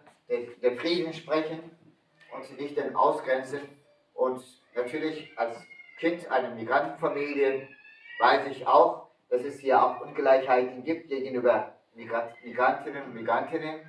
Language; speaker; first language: German; early bilingual, other home language; Turkish